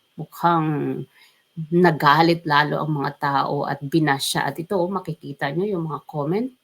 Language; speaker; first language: Filipino; native; Filipino